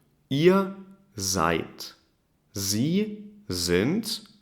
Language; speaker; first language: German; non-native, fluent; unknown